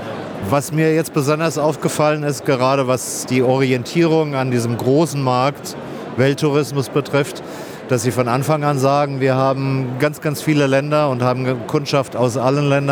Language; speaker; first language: German; native; German